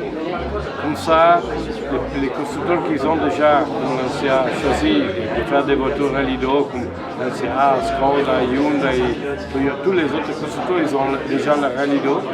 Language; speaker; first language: French; non-native, fluent; Italian